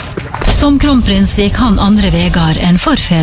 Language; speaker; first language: Norwegian; native; Norwegian